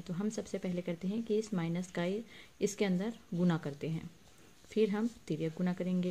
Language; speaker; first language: Hindi; native; Hindi